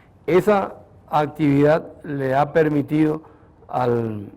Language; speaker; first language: Spanish; native; Spanish